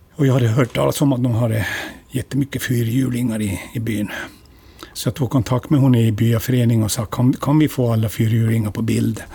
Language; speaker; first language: Swedish; native; Swedish